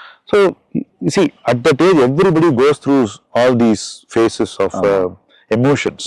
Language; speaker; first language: English; non-native, local second language; Tamil